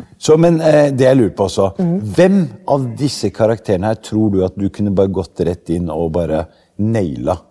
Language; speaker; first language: Norwegian; early bilingual, other home language; Arabic